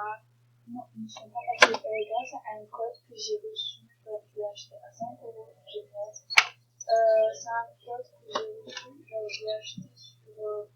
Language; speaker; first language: French; native; French